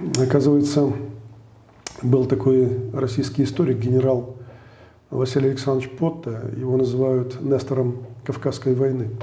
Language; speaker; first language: Russian; native; Russian